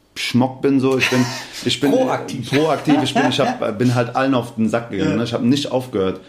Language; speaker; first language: German; native; German